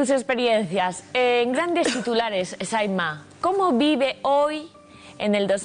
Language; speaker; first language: Spanish; native; Spanish